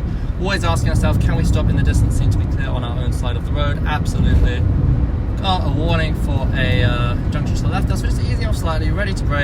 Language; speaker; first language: English; native; English